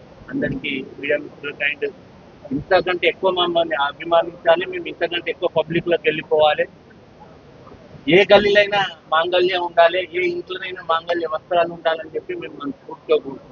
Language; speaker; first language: Telugu; native; Telugu